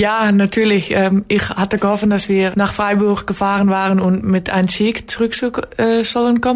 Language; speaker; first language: German; non-native, learner; Dutch